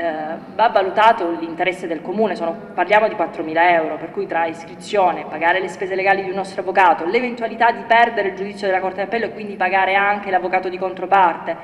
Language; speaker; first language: Italian; native; Italian